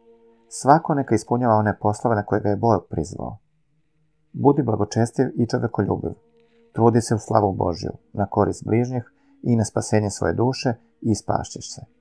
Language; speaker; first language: Serbian; native; Serbian